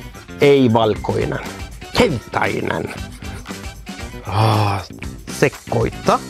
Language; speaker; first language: Finnish; non-native, learner; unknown